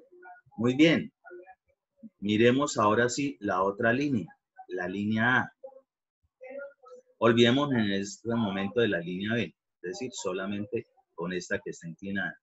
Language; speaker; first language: Spanish; native; Spanish